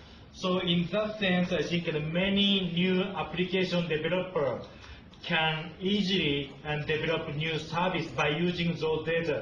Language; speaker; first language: English; non-native, fluent; Japanese